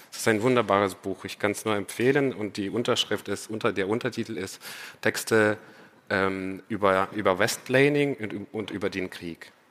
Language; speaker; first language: German; non-native, fluent; Ukrainian